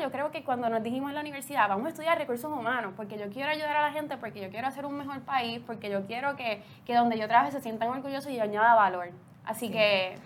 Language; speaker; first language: Spanish; native; Spanish